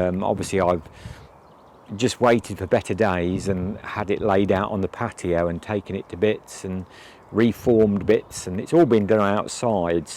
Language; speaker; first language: English; native; English